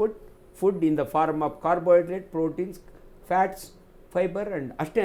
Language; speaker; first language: Kannada; native; Kannada